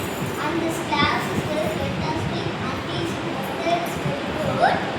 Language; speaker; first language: English; non-native, learner; Tamil